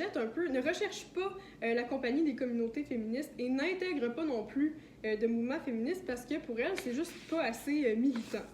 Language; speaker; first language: French; native; French